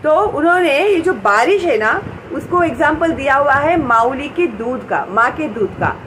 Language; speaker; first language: Hindi; non-native, local second language; Marathi